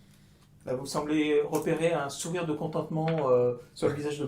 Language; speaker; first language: French; native; French